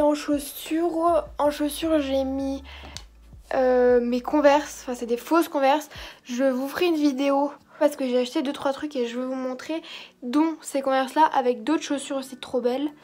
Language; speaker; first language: French; native; French